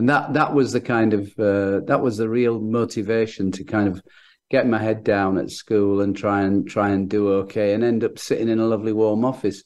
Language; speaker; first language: English; native; English